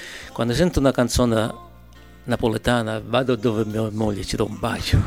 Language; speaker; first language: Italian; early bilingual, heritage; English